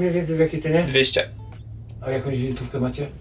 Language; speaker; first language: Polish; native; Polish